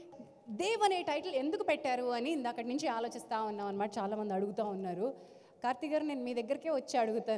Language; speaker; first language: Telugu; native; Telugu